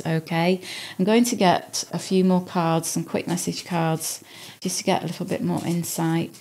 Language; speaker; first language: English; native; English